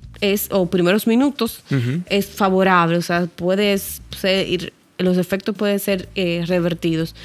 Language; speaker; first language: Spanish; native; Spanish